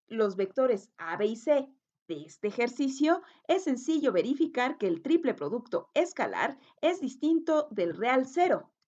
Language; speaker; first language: Spanish; native; Spanish